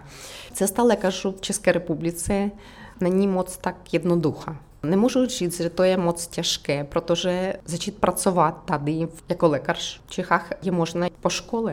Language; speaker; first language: Czech; non-native, learner; Ukrainian